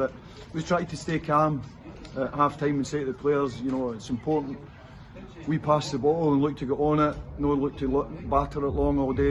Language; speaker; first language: English; native; English